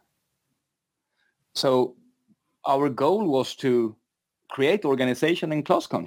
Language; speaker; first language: English; non-native, fluent; Swedish